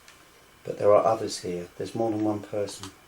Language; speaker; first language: English; native; English